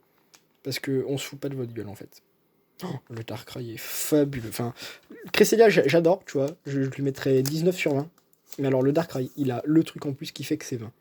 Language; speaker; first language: French; native; French